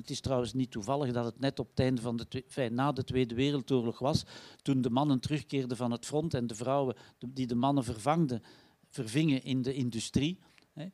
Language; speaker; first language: Dutch; native; Dutch